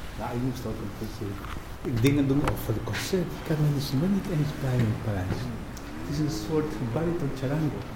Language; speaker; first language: Dutch; non-native, fluent; Spanish